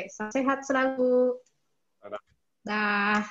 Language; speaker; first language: Indonesian; native; Indonesian